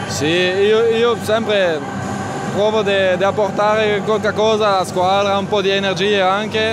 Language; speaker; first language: Italian; non-native, learner; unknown